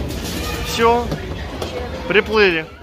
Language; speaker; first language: Russian; native; Russian